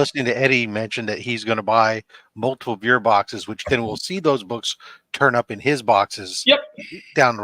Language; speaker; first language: English; native; English